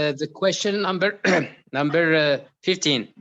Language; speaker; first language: English; non-native, local second language; Arabic